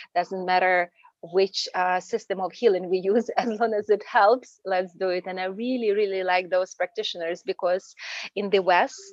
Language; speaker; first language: English; non-native, fluent; Ukrainian